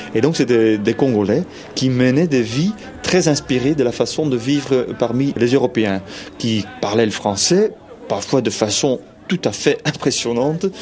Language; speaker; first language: French; non-native, fluent; Dutch